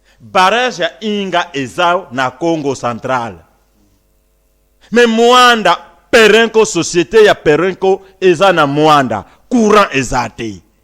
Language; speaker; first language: Lingala; non-native, local second language; Kongo